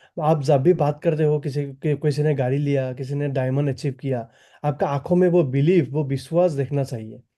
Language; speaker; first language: Hindi; non-native, local second language; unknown